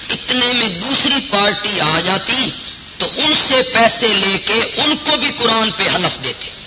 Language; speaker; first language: Urdu; non-native, local second language; Punjabi